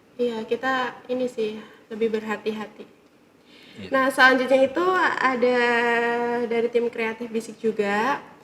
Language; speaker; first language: Indonesian; native; Indonesian